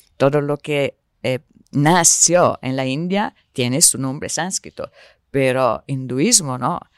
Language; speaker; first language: Spanish; non-native, fluent; Italian